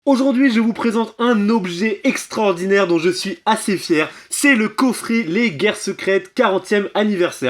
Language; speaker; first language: French; native; French